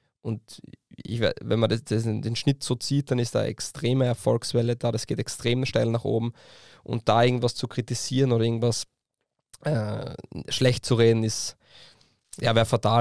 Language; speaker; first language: German; native; German